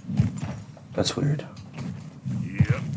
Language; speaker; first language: English; native; English